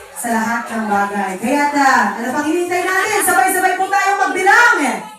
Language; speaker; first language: Filipino; native; Filipino